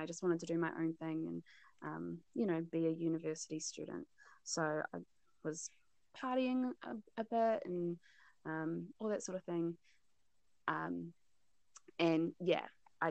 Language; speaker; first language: English; native; English